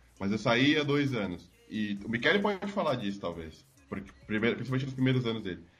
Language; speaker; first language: Portuguese; native; Portuguese